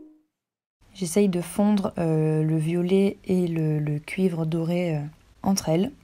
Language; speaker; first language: French; native; French